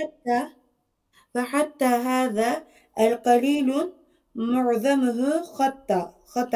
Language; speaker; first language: Arabic; non-native, learner; Turkish